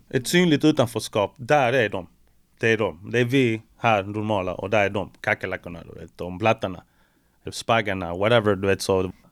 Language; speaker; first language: Swedish; early bilingual, other home language; Spanish